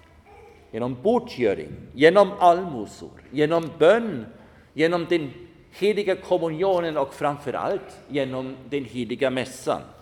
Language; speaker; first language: Swedish; non-native, fluent; German